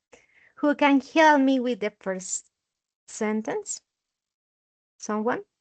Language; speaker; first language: English; non-native, learner; Spanish